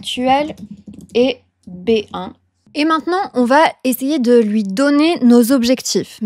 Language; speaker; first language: French; native; French